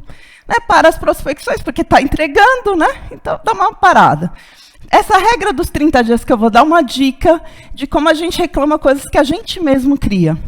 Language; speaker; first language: Portuguese; native; Portuguese